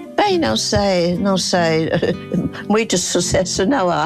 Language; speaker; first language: Portuguese; non-native, fluent; English